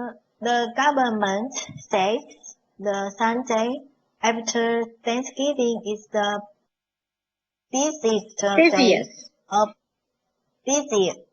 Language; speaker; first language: English; non-native, learner; Chinese